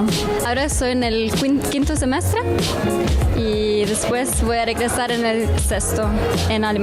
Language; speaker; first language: Spanish; non-native, fluent; German